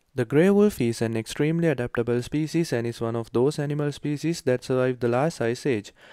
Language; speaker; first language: English; non-native, local second language; Sinhala